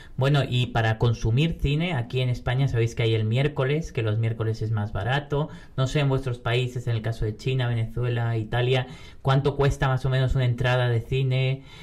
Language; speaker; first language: Spanish; native; Spanish